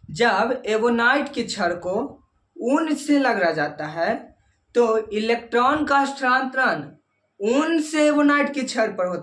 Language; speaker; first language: Hindi; native; Hindi